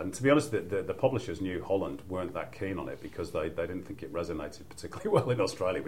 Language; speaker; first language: English; native; English